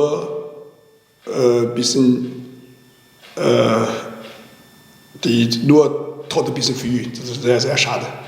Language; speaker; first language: German; non-native, learner; Chinese